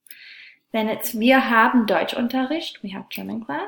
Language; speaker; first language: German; non-native, fluent; English